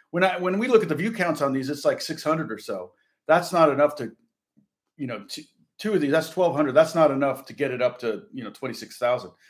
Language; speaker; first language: English; native; English